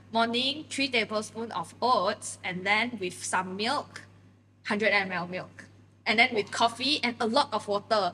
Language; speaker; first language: English; non-native, local second language; Chinese